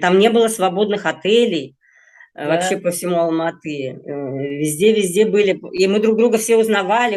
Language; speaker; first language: Russian; native; Russian